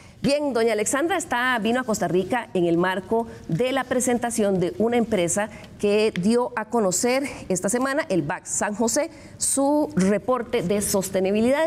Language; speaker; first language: Spanish; native; Spanish